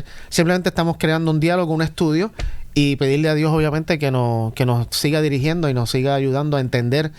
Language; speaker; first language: Spanish; native; Spanish